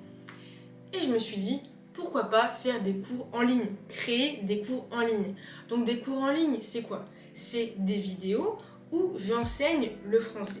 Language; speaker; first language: French; native; French